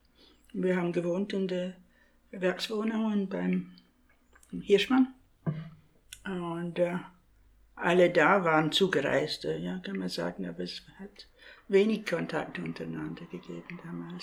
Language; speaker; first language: German; non-native, fluent; English